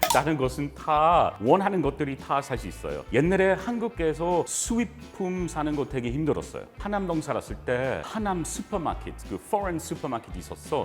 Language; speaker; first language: Korean; non-native, learner; English